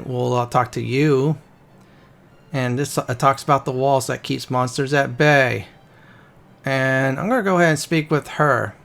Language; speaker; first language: English; native; English